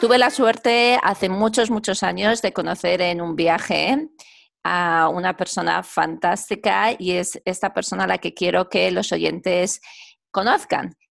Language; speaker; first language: Spanish; native; Spanish